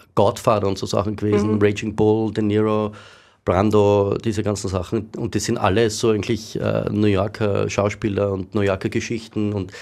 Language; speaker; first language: German; native; German